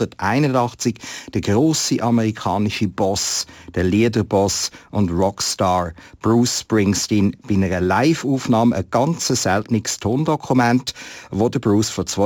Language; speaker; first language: German; native; German